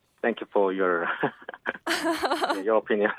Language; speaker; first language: English; non-native, learner; Korean